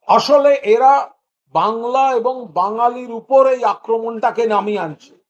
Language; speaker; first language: Bangla; native; Bangla